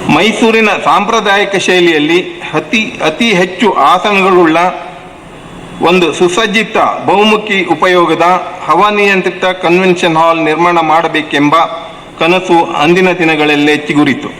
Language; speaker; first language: Kannada; non-native, local second language; Tulu